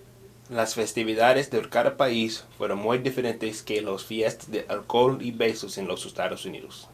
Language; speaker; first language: Spanish; non-native, learner; English